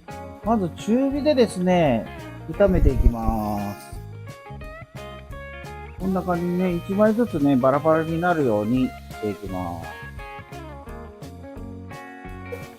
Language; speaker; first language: Japanese; native; Japanese